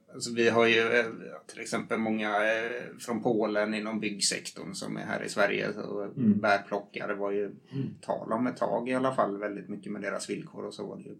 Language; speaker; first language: Swedish; native; Swedish